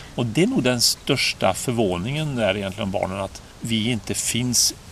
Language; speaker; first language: Swedish; native; Swedish